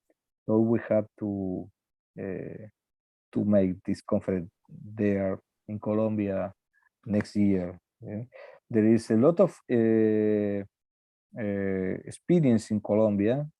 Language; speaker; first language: English; non-native, learner; Spanish